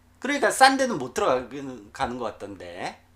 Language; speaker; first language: Korean; native; Korean